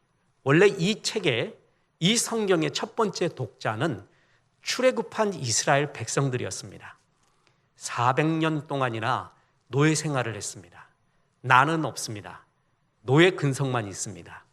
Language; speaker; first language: Korean; native; Korean